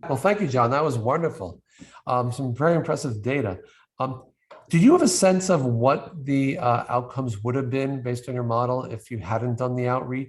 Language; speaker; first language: English; native; English